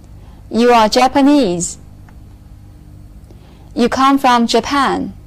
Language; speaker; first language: English; non-native, fluent; Chinese